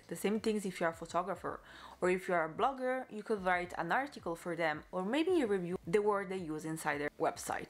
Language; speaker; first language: English; non-native, fluent; Italian